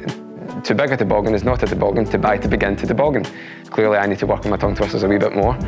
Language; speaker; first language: English; native; English